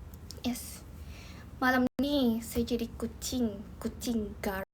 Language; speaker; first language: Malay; non-native, learner; Indonesian